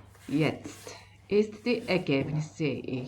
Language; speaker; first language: German; non-native, fluent; Korean